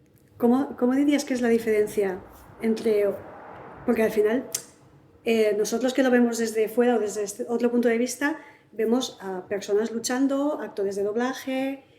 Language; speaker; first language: Spanish; native; Spanish